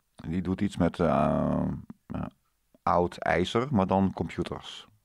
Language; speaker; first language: Dutch; native; Dutch